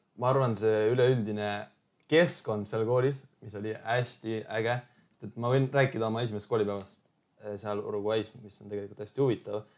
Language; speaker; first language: Estonian; native; Estonian